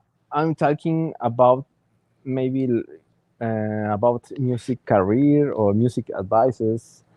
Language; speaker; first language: English; non-native, learner; Spanish